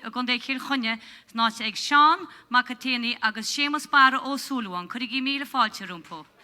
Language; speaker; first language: Irish; native; Irish